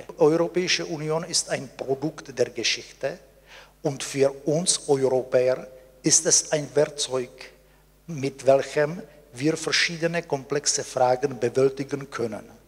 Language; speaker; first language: German; non-native, fluent; Czech